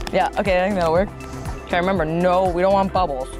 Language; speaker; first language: English; native; English